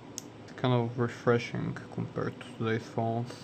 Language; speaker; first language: English; non-native, fluent; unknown